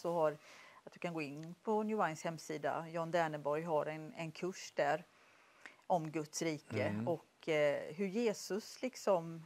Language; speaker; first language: Swedish; native; Swedish